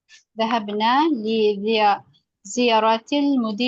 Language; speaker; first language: Arabic; non-native, learner; Bangla